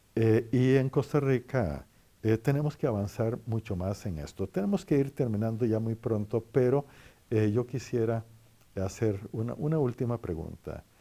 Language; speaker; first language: Spanish; native; Spanish